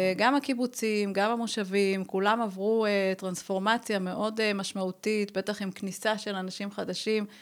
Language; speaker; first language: Hebrew; native; Hebrew